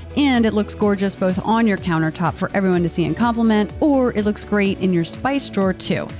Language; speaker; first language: English; native; English